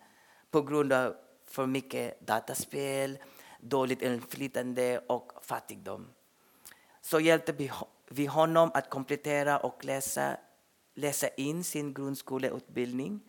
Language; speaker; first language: Swedish; non-native, fluent; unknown